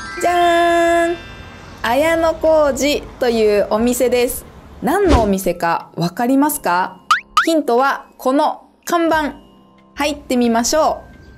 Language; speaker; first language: Japanese; native; Japanese